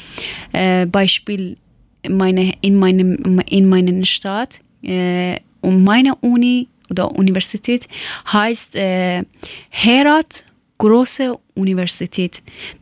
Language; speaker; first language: German; non-native, learner; Persian